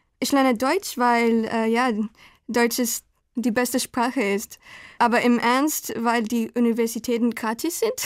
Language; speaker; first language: German; non-native, learner; Spanish